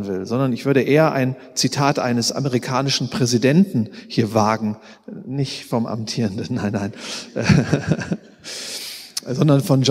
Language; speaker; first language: German; native; German